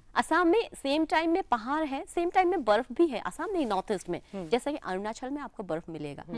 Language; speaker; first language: Hindi; non-native, local second language; Assamese